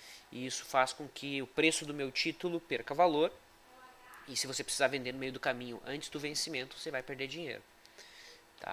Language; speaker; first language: Portuguese; native; Portuguese